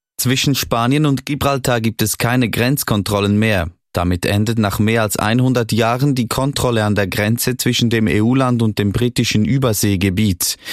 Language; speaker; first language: German; native; German